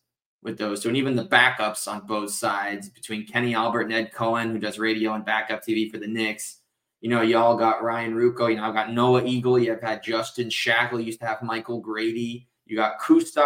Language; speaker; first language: English; native; English